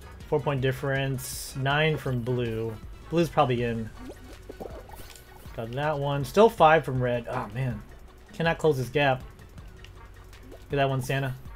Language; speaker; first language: English; native; English